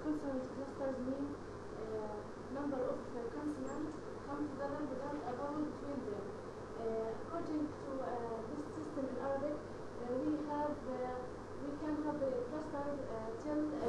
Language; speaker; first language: English; non-native, learner; Arabic